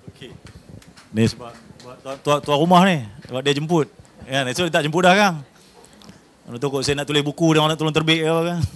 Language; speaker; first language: Malay; native; Malay